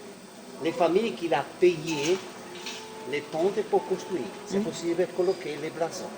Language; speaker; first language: French; non-native, fluent; Italian